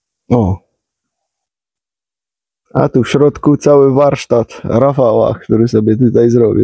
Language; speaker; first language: Polish; native; Polish